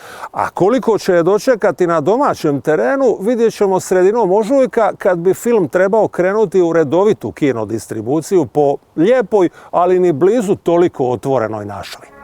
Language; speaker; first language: Bosnian; native; Bosnian